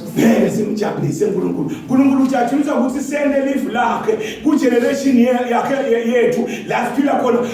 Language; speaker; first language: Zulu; non-native, local second language; Swati